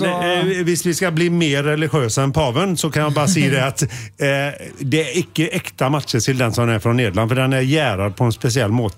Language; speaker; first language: Swedish; native; Swedish